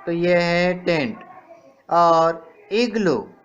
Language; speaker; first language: Hindi; non-native, local second language; Marathi